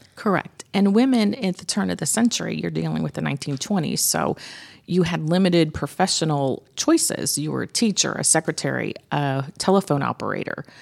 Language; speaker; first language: English; native; English